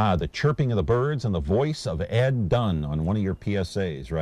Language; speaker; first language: English; native; English